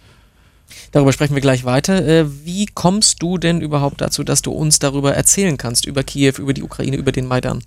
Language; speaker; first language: German; native; German